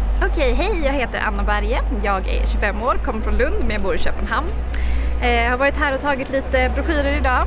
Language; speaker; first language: Swedish; native; Swedish